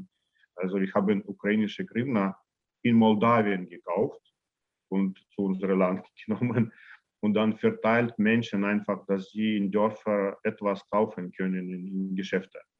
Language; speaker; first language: German; non-native, learner; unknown